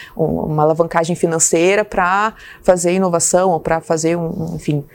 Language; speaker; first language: Portuguese; native; Portuguese